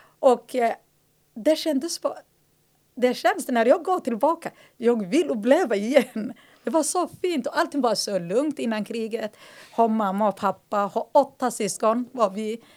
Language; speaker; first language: Swedish; non-native, fluent; Somali